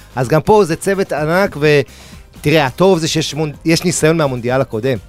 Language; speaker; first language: Hebrew; early bilingual, other home language; Spanish